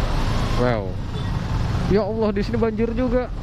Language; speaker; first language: Indonesian; native; Indonesian